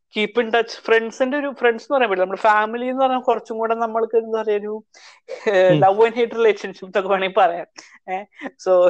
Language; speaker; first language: English; non-native, local second language; Malayalam